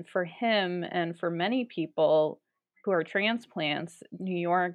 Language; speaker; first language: English; native; English